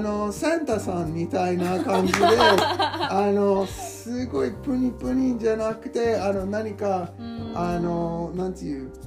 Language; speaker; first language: Japanese; non-native, learner; English